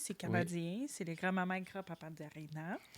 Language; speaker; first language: French; non-native, learner; Ukrainian